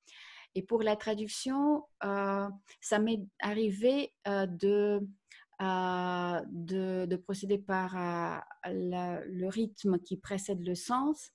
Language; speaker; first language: French; non-native, fluent; Russian